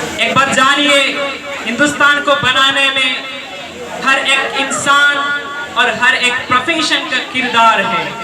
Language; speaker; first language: Hindi; native; Hindi